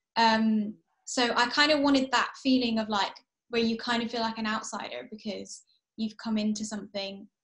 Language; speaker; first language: English; early bilingual, heritage; English